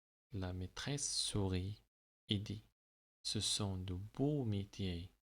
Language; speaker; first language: French; non-native, local second language; Arabic